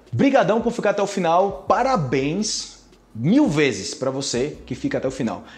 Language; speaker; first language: Portuguese; native; Portuguese